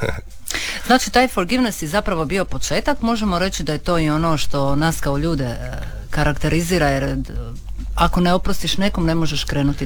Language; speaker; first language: Serbian; native; Serbian